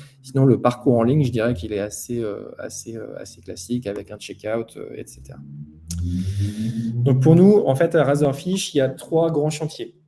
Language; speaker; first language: French; native; French